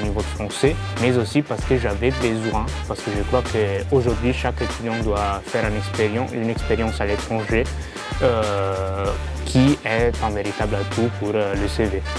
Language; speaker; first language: French; non-native, fluent; Italian